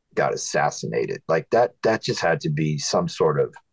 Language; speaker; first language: English; native; English